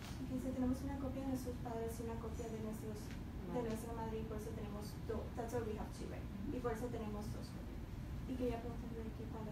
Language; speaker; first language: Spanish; early bilingual, heritage; Spanish